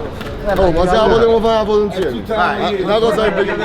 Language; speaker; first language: Italian; native; Italian